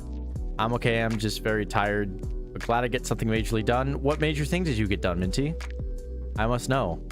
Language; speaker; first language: English; native; English